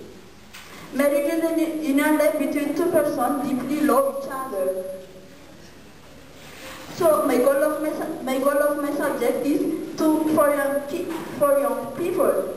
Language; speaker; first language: English; non-native, learner; Malagasy